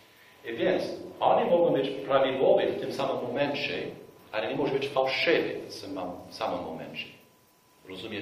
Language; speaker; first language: Polish; non-native, fluent; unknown